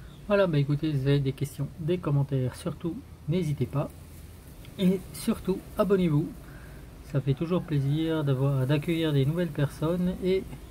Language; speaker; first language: French; native; French